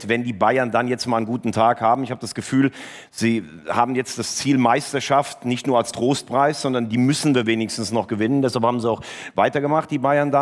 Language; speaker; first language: German; native; German